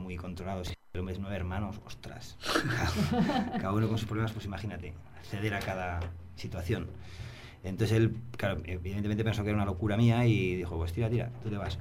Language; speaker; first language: Spanish; native; Spanish